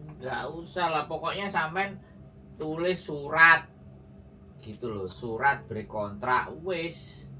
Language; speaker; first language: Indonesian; non-native, local second language; Javanese